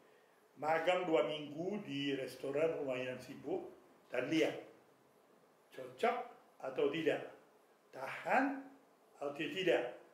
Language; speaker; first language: Indonesian; non-native, fluent; French